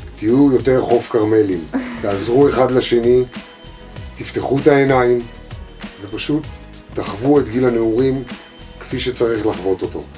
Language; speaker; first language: Hebrew; native; Hebrew